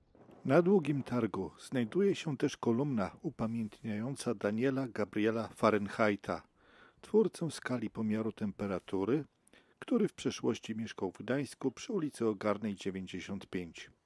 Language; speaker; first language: Polish; native; Polish